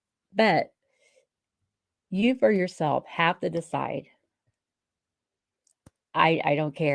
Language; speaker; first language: English; native; English